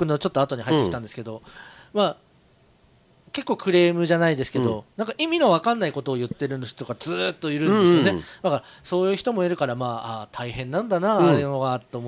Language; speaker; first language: Japanese; native; Japanese